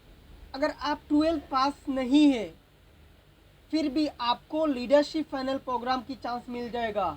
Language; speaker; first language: Hindi; non-native, local second language; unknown